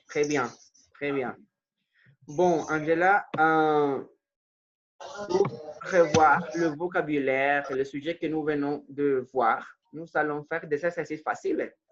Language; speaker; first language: French; non-native, fluent; Spanish